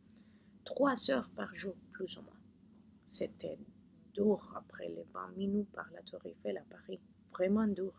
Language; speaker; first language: French; non-native, fluent; Spanish